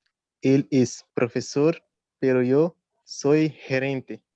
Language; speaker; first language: Spanish; non-native, learner; Portuguese